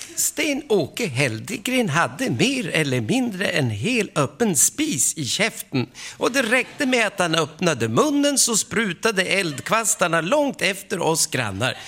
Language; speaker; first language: Swedish; native; Swedish